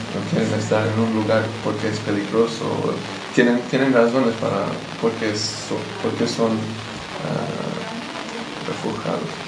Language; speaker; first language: Spanish; non-native, learner; English